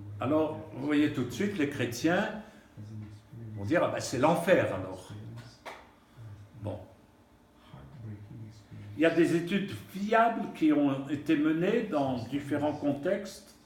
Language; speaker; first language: French; native; French